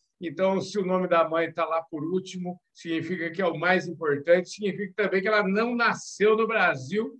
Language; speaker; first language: Portuguese; native; Portuguese